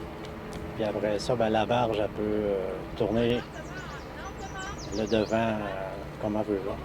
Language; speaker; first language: French; native; French